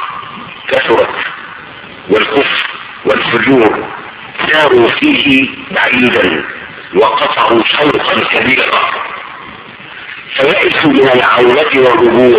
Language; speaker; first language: Arabic; native; Arabic